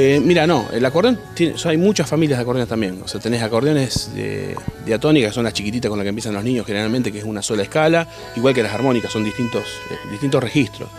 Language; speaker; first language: Spanish; native; Spanish